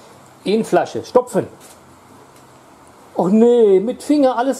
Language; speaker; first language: German; native; German